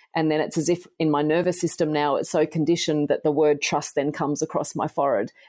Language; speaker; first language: English; native; English